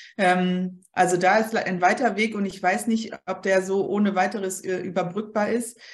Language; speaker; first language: German; early bilingual, other home language; Polish